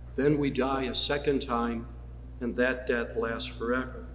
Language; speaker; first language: English; native; English